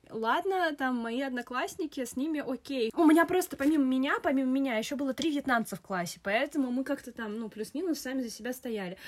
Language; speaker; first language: Russian; native; Russian